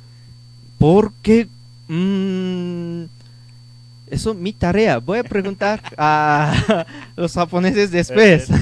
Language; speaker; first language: Spanish; non-native, learner; Japanese